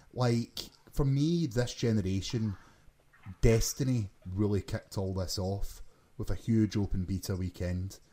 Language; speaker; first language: English; native; English